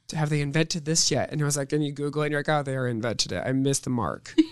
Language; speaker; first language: English; native; English